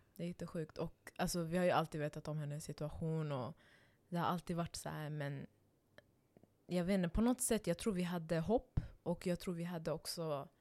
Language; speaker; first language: Swedish; non-native, local second language; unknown